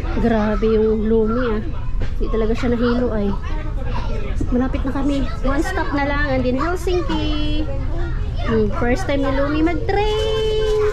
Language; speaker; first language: Filipino; non-native, local second language; Cebuano